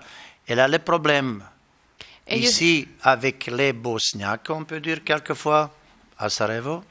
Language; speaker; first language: French; non-native, learner; Bosnian